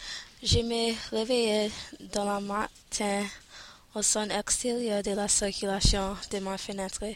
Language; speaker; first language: French; non-native, learner; English